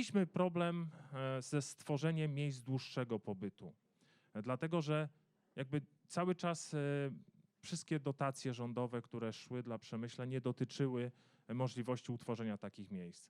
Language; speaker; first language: Polish; native; Polish